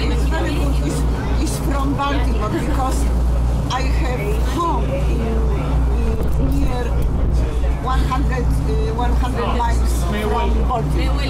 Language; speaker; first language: English; non-native, learner; Polish